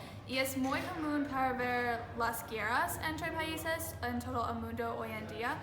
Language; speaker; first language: Spanish; non-native, learner; English